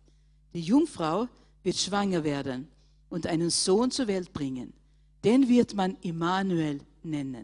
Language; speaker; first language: German; non-native, fluent; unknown